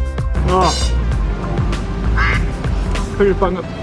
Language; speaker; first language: Indonesian; non-native, learner; English